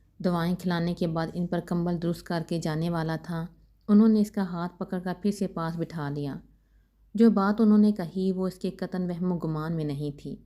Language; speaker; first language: Urdu; native; Urdu